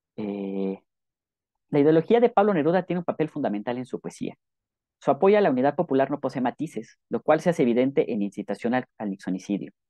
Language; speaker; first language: Spanish; native; Spanish